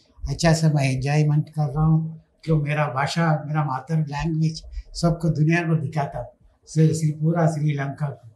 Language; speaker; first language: Hindi; early bilingual, heritage; Hindi